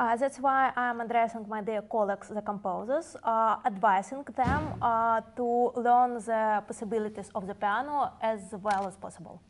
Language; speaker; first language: English; non-native, fluent; Russian